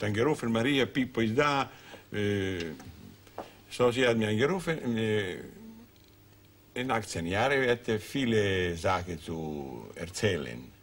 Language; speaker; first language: German; non-native, learner; Italian